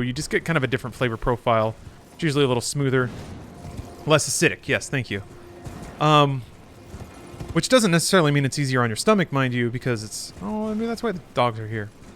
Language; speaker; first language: English; native; English